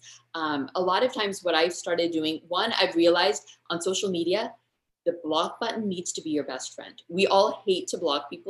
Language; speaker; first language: English; native; English